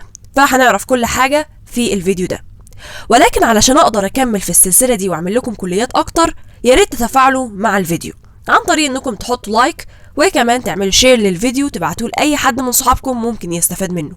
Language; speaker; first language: Arabic; native; Arabic